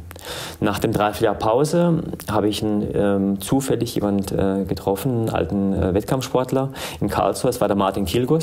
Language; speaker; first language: German; early bilingual, other home language; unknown